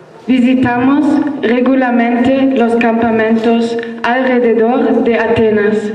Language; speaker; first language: Spanish; non-native, learner; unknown